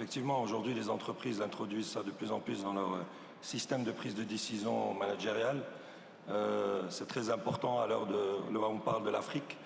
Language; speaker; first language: French; non-native, local second language; Arabic